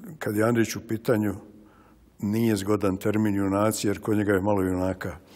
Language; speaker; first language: Serbian; native; Serbian